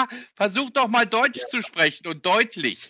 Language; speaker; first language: German; native; German